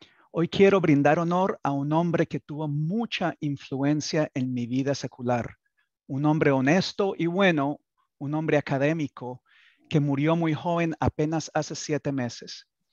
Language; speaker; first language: Spanish; native; Spanish